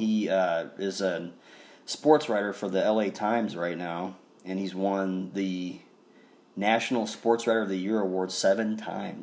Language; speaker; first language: English; native; English